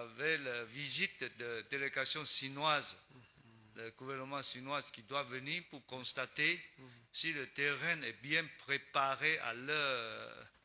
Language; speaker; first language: French; non-native, learner; Chinese